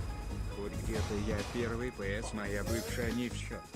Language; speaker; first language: Russian; native; Russian